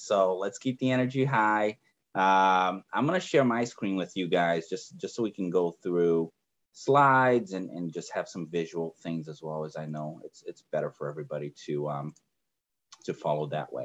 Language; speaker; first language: English; non-native, fluent; Portuguese